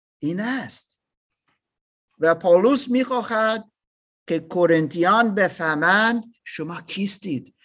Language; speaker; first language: Persian; non-native, learner; English